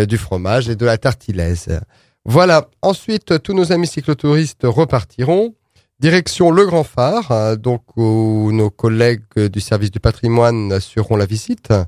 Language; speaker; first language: French; native; French